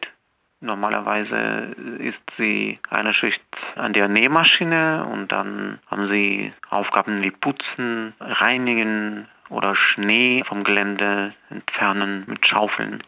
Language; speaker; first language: German; non-native, fluent; Belarusian